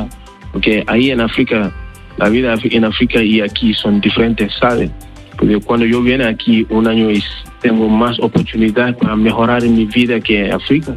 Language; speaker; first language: Spanish; non-native, learner; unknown